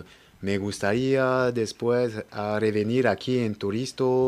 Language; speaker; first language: Spanish; non-native, learner; French